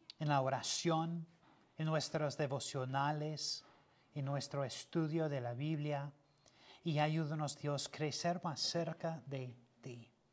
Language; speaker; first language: Spanish; non-native, fluent; English